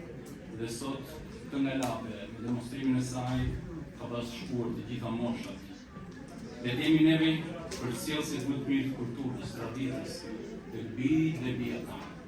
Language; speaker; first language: Albanian; native; Albanian